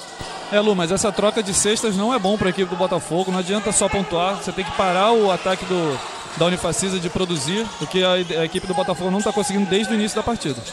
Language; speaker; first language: Portuguese; native; Portuguese